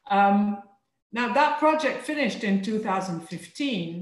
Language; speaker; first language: English; non-native, fluent; French